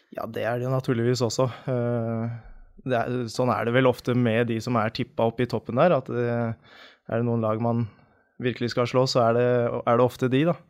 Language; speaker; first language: Norwegian; native; Norwegian